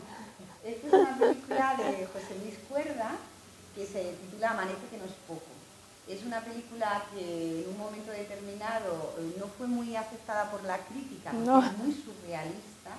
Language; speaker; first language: Spanish; native; Spanish